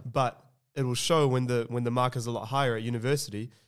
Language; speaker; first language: English; early bilingual, other home language; Hindi